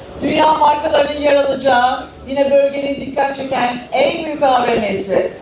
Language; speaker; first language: Turkish; native; Turkish